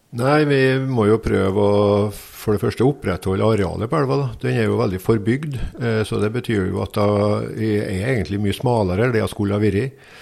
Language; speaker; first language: Norwegian; native; Norwegian